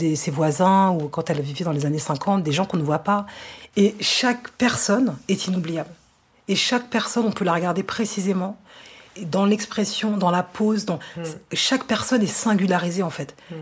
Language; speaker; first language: French; native; French